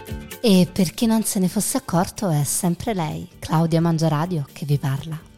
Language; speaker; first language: Italian; native; Italian